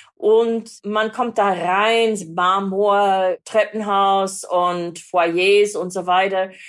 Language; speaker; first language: German; non-native, fluent; English